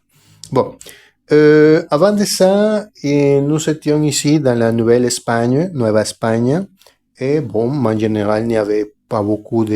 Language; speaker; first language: French; non-native, fluent; Spanish